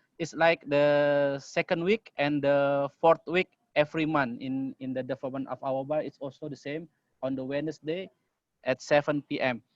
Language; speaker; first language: English; non-native, learner; Indonesian